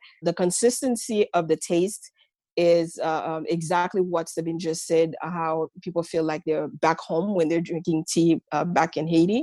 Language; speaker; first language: English; non-native, fluent; Haitian Creole